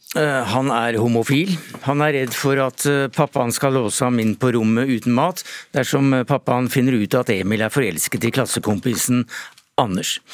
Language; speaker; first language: Norwegian; native; Norwegian